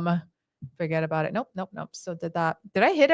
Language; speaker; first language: English; native; English